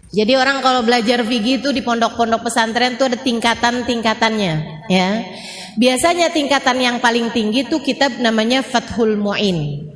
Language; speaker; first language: Indonesian; native; Indonesian